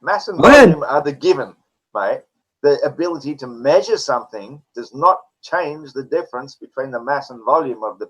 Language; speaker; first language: English; native; English